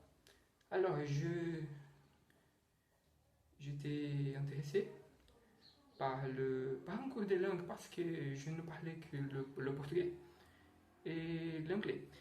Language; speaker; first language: French; non-native, learner; Portuguese